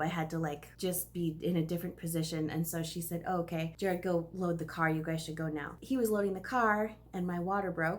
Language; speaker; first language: English; native; English